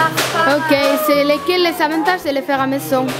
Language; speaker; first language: French; non-native, learner; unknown